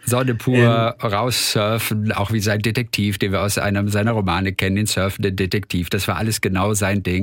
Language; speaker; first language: German; native; German